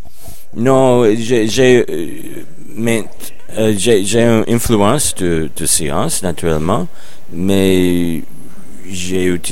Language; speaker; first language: French; non-native, learner; English